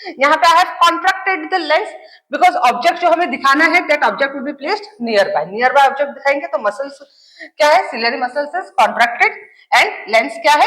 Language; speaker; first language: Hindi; native; Hindi